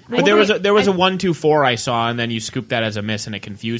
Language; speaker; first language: English; native; English